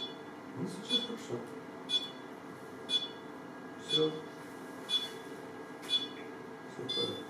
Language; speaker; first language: Russian; non-native, learner; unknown